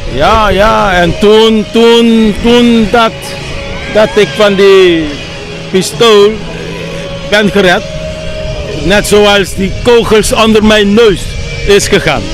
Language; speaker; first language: Dutch; non-native, local second language; Papiamento